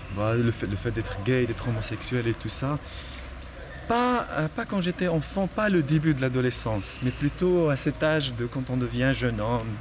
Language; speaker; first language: French; non-native, local second language; Arabic